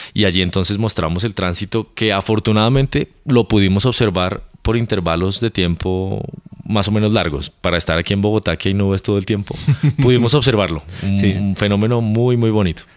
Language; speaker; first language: Spanish; native; Spanish